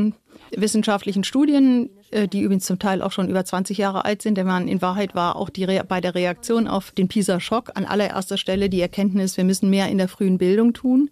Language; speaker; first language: German; native; German